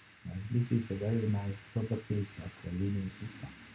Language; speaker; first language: English; non-native, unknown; Vietnamese